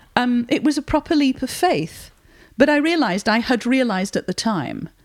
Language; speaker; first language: English; non-native, local second language; French